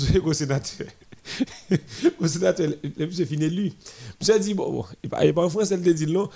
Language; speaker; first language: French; non-native, local second language; Haitian Creole